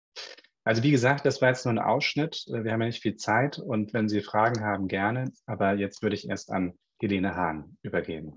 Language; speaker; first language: German; native; German